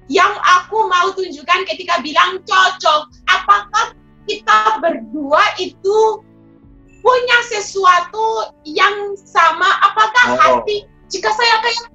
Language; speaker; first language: Indonesian; non-native, fluent; Shona